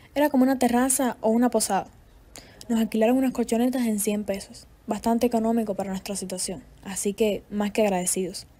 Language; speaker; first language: Spanish; native; Spanish